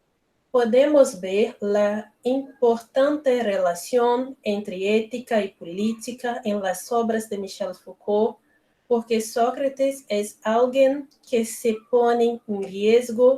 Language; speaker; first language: Spanish; non-native, learner; Portuguese